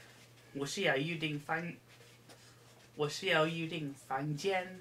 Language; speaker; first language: Chinese; non-native, learner; English